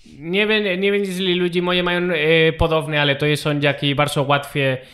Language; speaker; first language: Polish; non-native, learner; Spanish